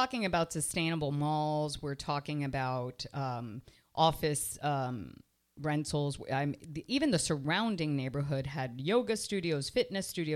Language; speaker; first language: English; native; English